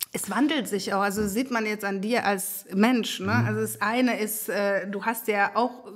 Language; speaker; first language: German; non-native, fluent; Hungarian